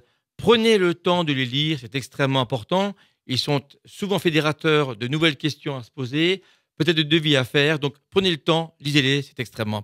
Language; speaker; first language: French; native; French